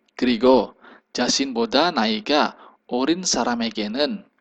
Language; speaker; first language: Korean; non-native, fluent; Indonesian